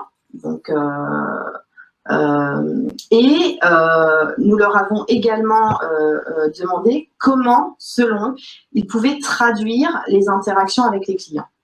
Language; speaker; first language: French; native; French